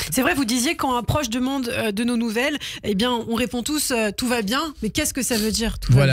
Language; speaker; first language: French; native; French